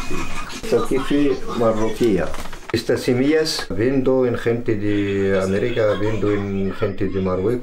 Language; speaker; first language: Spanish; non-native, learner; Arabic